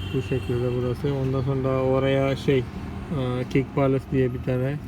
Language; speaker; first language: Turkish; non-native, fluent; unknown